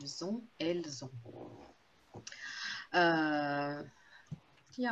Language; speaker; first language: French; non-native, fluent; Russian